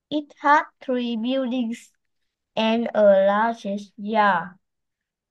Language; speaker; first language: English; non-native, learner; Vietnamese